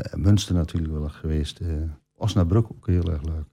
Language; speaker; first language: Dutch; native; Dutch